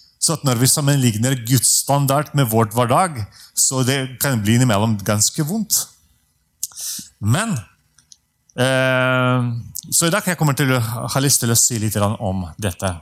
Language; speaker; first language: Norwegian; non-native, fluent; Russian